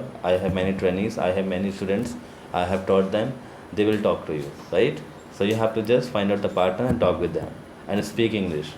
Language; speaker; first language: English; non-native, local second language; Hindi